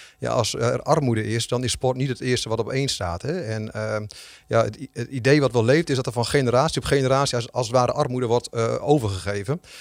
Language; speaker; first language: Dutch; native; Dutch